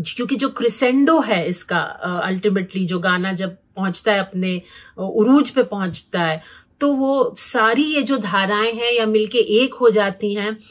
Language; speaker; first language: Hindi; native; Hindi